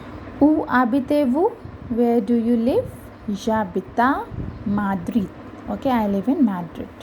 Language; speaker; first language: French; non-native, fluent; Hindi